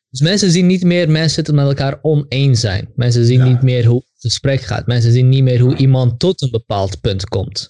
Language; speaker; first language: Dutch; native; Dutch